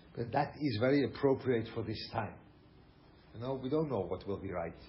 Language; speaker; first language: English; non-native, fluent; German